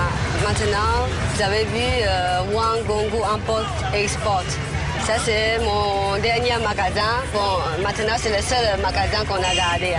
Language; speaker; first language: French; non-native, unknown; Chinese